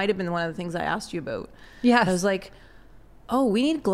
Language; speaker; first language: English; native; English